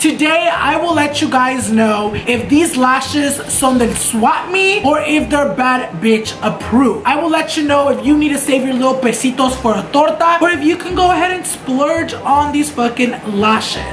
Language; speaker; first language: English; early bilingual, other home language; Spanish